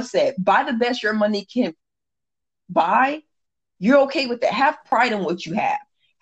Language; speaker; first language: English; native; English